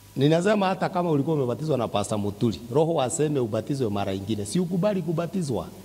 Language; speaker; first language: Swahili; non-native, local second language; Kikuyu